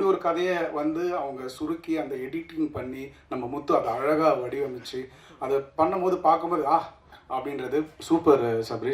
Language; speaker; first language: Tamil; native; Tamil